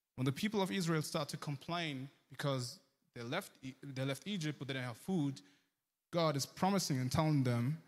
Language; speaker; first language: English; early bilingual, heritage; German